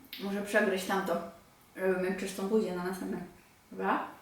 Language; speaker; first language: Polish; native; Polish